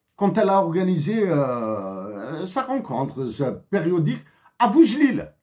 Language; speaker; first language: French; non-native, local second language; Kabyle